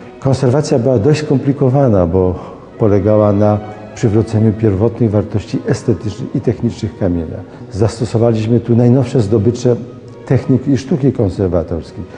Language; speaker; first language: Polish; native; Polish